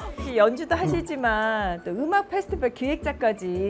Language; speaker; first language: Korean; native; Korean